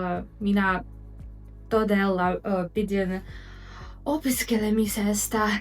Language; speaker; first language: Finnish; non-native, learner; Russian